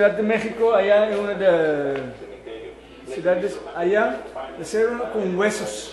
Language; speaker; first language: Spanish; non-native, fluent; Dutch